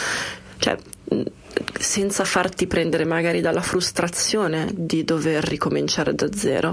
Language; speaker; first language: Italian; native; Italian